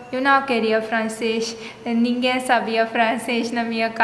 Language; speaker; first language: Portuguese; non-native, learner; Konkani